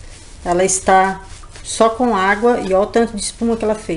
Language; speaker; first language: Portuguese; native; Portuguese